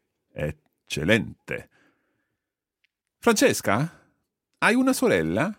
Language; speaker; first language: Italian; non-native, fluent; English